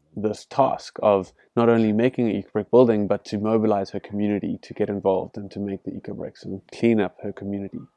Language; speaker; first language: English; native; English